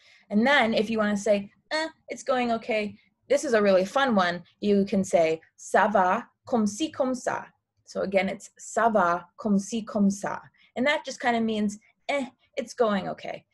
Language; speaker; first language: English; native; English